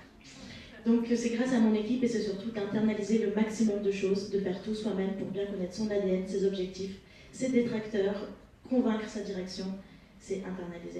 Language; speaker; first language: French; native; French